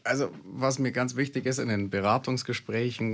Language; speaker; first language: German; native; German